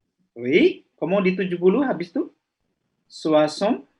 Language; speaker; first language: French; non-native, fluent; Indonesian